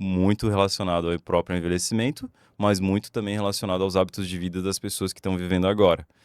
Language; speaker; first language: Portuguese; native; Portuguese